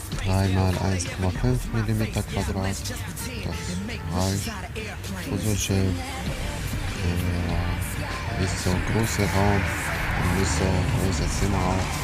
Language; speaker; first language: German; non-native, learner; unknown